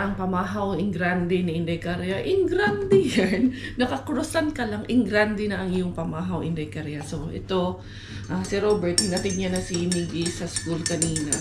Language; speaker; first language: Filipino; non-native, local second language; Cebuano